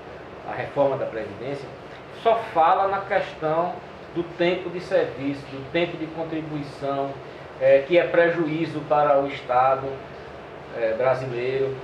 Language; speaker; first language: Portuguese; native; Portuguese